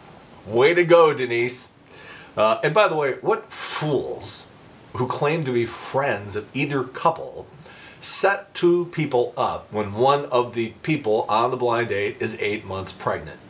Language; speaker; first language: English; native; English